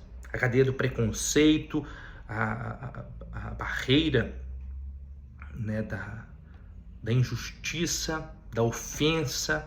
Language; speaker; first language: Portuguese; native; Portuguese